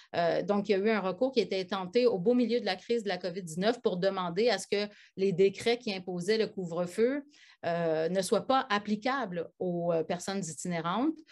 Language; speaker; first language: French; native; French